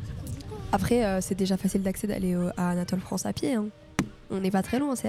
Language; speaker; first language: French; native; French